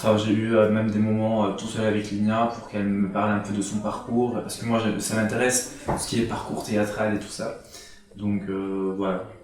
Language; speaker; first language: French; non-native, local second language; Arabic